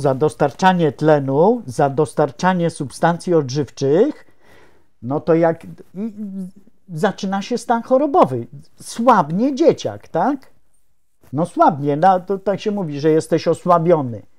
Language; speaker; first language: Polish; native; Polish